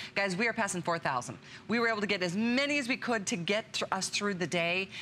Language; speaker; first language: English; native; English